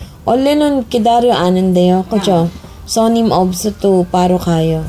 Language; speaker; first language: Korean; non-native, learner; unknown